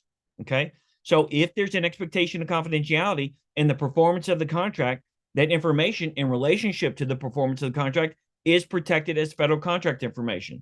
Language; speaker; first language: English; native; English